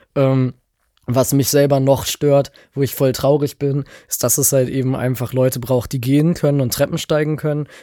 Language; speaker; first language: German; native; German